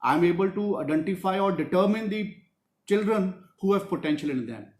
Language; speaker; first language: English; non-native, local second language; Punjabi